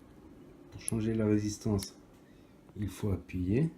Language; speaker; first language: French; native; French